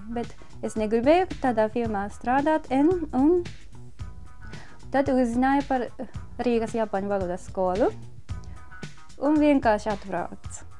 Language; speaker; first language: Latvian; non-native, fluent; Japanese